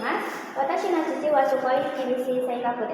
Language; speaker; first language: Japanese; non-native, learner; Indonesian